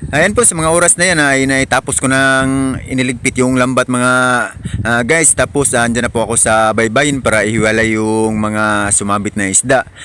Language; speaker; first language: Filipino; non-native, local second language; Cebuano